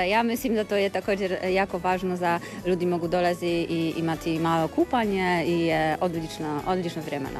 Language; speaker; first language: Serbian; non-native, learner; Polish